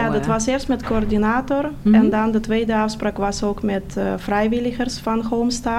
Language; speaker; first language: Dutch; non-native, fluent; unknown